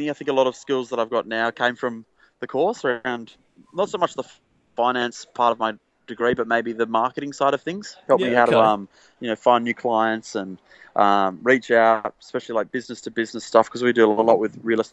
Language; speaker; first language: English; native; English